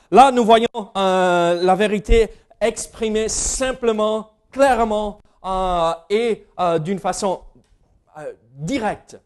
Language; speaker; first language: French; non-native, fluent; English